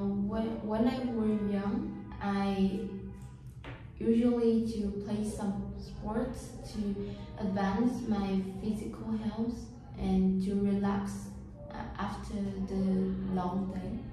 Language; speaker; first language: English; non-native, learner; Vietnamese